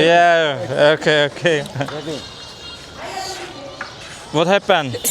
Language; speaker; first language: English; non-native, learner; Slovak